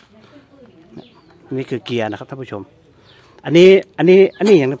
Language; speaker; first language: Thai; non-native, local second language; Northeastern Thai